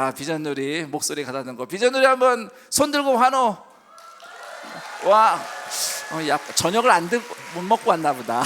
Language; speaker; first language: Korean; native; Korean